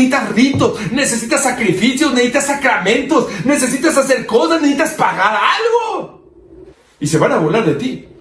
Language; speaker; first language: Spanish; native; Spanish